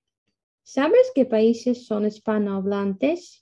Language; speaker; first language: Spanish; non-native, fluent; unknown